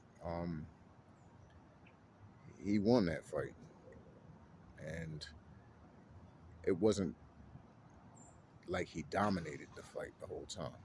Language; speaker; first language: English; native; English